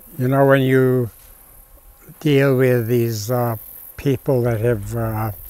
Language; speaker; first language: English; native; English